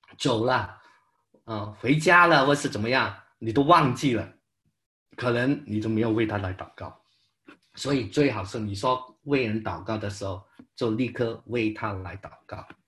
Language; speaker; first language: Chinese; non-native, local second language; Cantonese